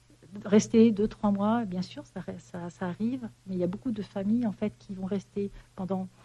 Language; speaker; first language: French; native; French